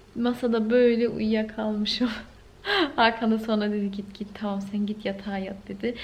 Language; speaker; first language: Turkish; early bilingual, heritage; Turkish